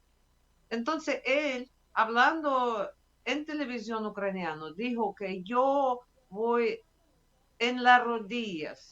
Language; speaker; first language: Spanish; non-native, fluent; Russian